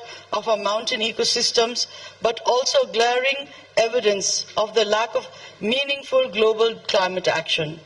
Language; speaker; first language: English; non-native, fluent; Nepali